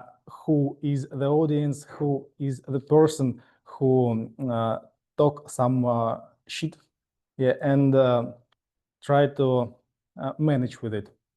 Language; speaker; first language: English; non-native, fluent; Russian